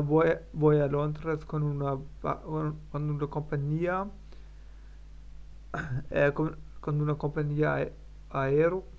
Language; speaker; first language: Spanish; non-native, learner; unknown